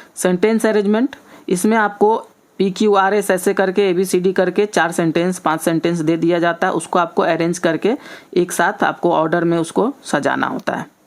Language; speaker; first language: Hindi; native; Hindi